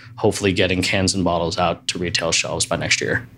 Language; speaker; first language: English; native; English